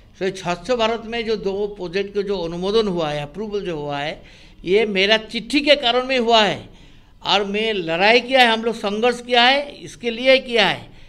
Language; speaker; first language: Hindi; non-native, local second language; Bangla